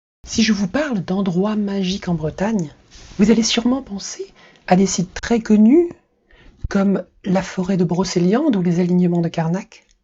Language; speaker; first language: French; native; French